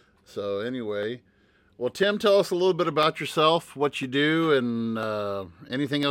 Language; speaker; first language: English; native; English